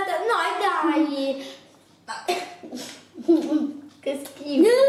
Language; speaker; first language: Italian; native; Italian